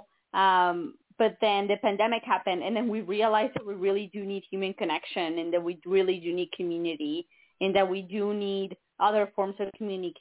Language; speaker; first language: English; non-native, fluent; Spanish